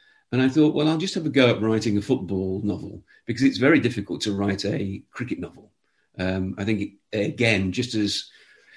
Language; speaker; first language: English; native; English